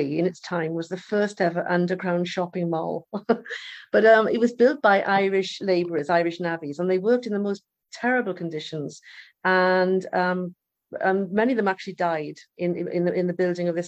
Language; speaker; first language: English; native; English